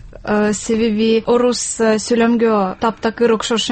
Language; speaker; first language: Kyrgyz; non-native, learner; Russian